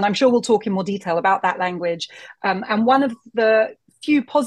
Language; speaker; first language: English; native; English